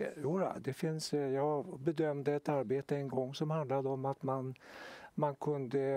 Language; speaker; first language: Swedish; native; Swedish